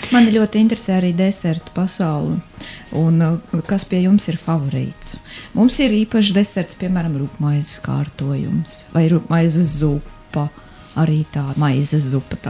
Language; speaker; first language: Latvian; native; Latvian